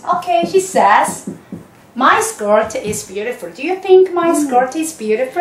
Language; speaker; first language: English; non-native, fluent; Korean